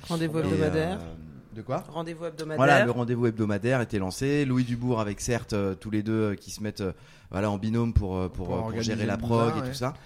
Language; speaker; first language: French; native; French